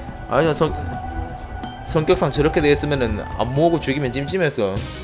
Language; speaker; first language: Korean; native; Korean